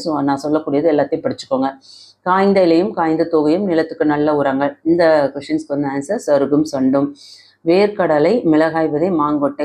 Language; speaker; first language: Tamil; native; Tamil